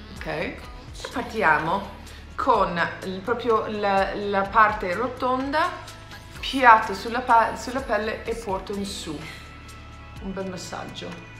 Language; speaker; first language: Italian; non-native, fluent; English